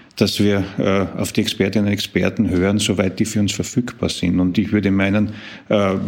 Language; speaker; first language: German; native; German